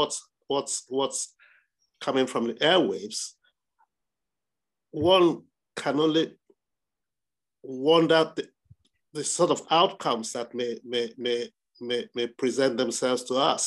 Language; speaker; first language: English; non-native, local second language; Igbo